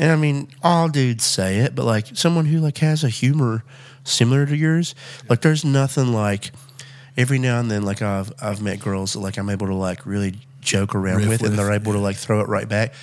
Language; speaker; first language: English; native; English